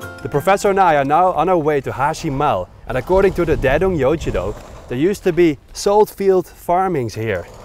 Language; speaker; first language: English; non-native, fluent; Dutch